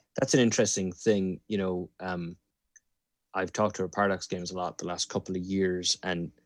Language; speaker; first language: English; native; English